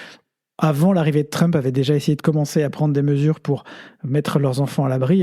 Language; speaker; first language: French; native; French